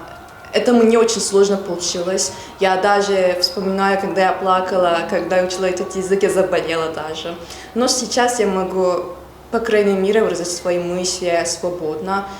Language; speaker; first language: Russian; non-native, fluent; Turkish